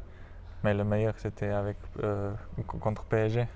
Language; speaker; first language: French; non-native, learner; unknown